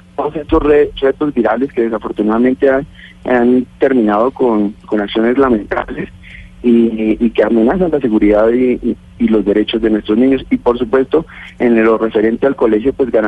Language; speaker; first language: Spanish; native; Spanish